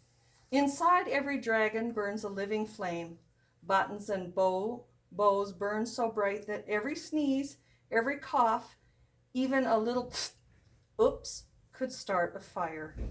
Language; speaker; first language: English; native; English